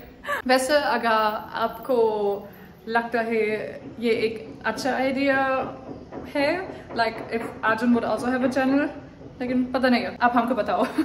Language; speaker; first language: Hindi; non-native, learner; German